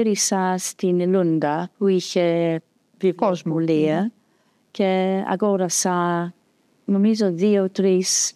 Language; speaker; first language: Greek; non-native, fluent; English